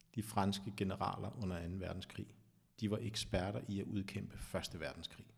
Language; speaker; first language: Danish; native; Danish